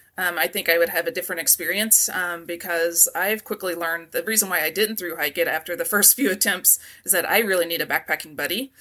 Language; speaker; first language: English; native; English